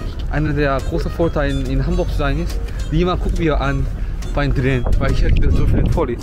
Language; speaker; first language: German; non-native, learner; Korean